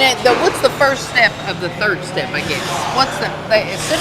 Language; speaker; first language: English; native; English